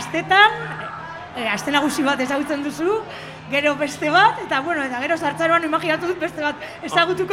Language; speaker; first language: Basque; native; Basque